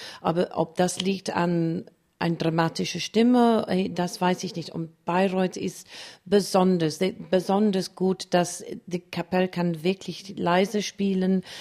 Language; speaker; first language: German; non-native, fluent; English